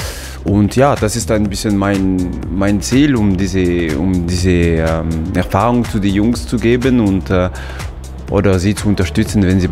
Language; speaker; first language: German; non-native, fluent; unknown